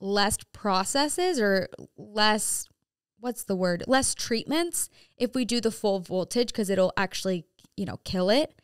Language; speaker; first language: English; native; English